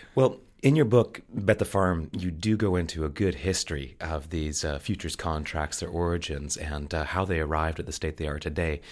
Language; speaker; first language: English; native; English